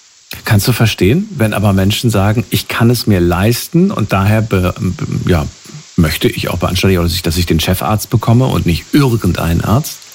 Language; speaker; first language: German; native; German